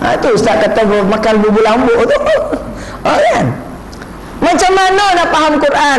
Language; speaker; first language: Malay; non-native, local second language; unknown